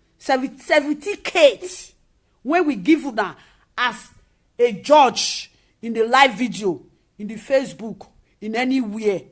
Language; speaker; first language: Nigerian Pidgin; non-native, local second language; Esan